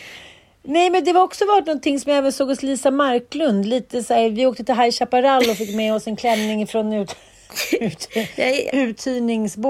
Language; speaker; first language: Swedish; native; Swedish